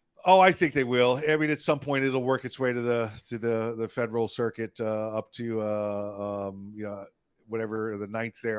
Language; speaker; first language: English; native; English